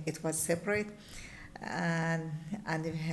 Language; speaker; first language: English; non-native, learner; Persian